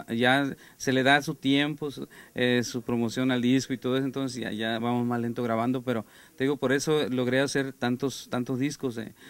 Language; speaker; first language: Spanish; native; Spanish